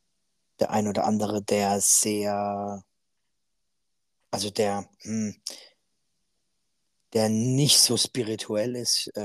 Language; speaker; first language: German; native; German